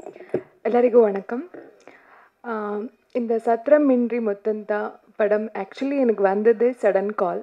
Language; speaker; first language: Tamil; non-native, learner; Kannada